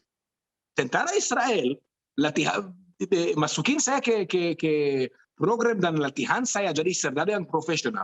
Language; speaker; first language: Indonesian; non-native, fluent; Hebrew